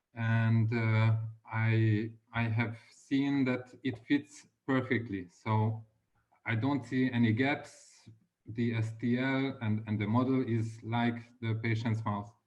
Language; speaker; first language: English; non-native, fluent; Hungarian